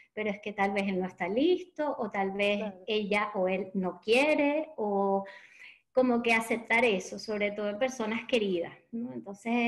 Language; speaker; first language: Spanish; native; Spanish